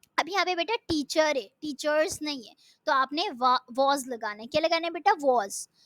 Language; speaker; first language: Urdu; native; Urdu